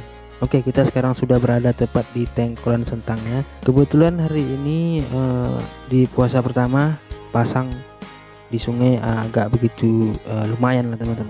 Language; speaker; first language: Indonesian; non-native, local second language; Malay